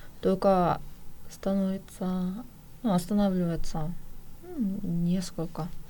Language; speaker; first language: Russian; non-native, fluent; Korean